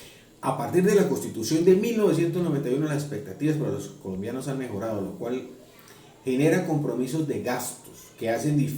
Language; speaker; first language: Spanish; native; Spanish